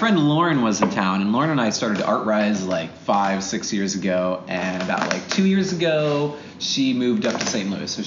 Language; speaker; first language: English; native; English